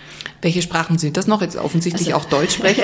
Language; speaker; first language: German; native; German